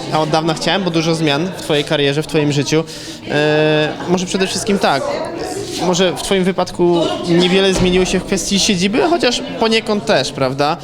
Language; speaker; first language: Polish; native; Polish